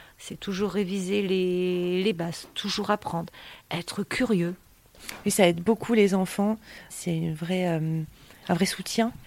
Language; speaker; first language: French; native; French